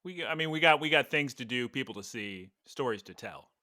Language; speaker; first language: English; native; English